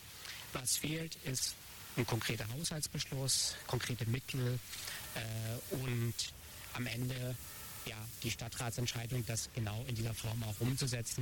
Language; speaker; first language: German; native; German